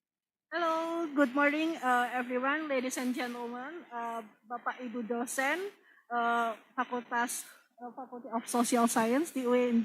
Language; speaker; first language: English; non-native, fluent; Indonesian